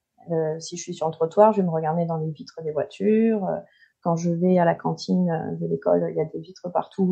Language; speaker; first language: French; native; French